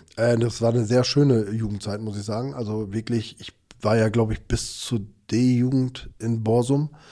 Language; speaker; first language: German; early bilingual, other home language; Turkish